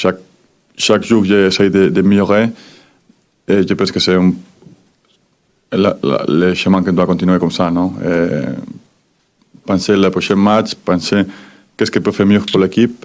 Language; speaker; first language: French; non-native, fluent; Spanish